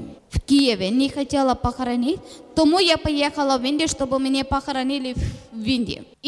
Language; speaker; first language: Ukrainian; non-native, learner; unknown